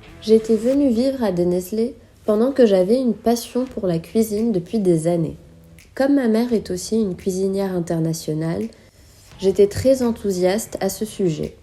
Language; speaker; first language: French; non-native, fluent; Azerbaijani